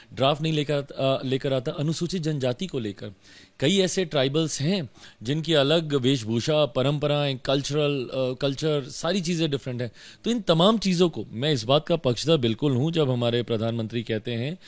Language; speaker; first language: Hindi; native; Hindi